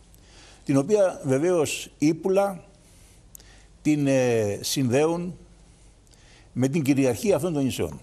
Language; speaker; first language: Greek; native; Greek